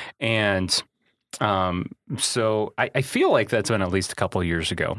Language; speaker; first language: English; native; English